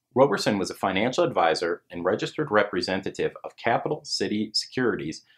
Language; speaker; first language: English; native; English